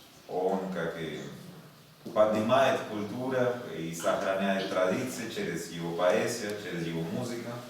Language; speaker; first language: Russian; non-native, learner; Spanish